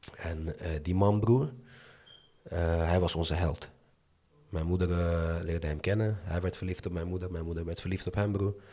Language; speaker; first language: Dutch; early bilingual, other home language; Azerbaijani